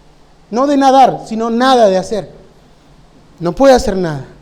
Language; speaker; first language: Spanish; native; Spanish